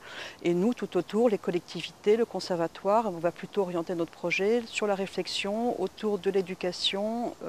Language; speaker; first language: French; native; French